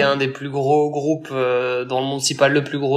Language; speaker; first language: French; native; French